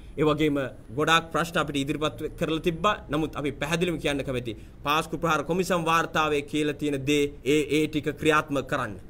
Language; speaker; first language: Sinhala; non-native, local second language; Tamil